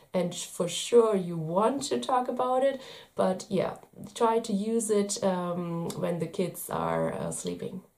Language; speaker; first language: English; non-native, fluent; German